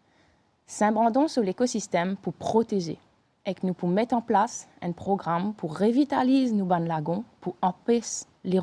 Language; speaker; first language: French; non-native, local second language; Morisyen